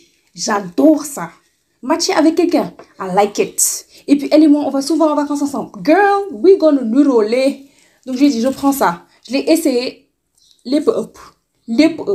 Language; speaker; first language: French; non-native, local second language; Wolof